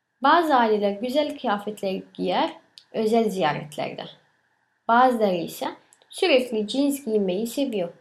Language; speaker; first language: Turkish; early bilingual, other home language; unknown